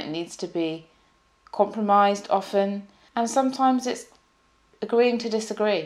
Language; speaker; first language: English; native; English